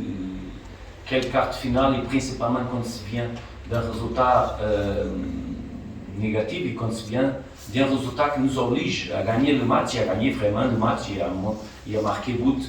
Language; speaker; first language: French; non-native, fluent; Portuguese